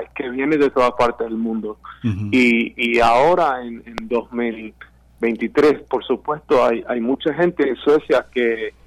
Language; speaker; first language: Spanish; non-native, fluent; Swedish